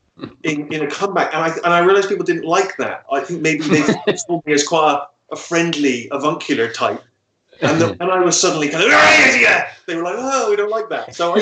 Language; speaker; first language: English; native; English